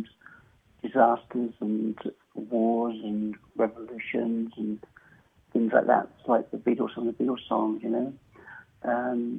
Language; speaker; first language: English; native; English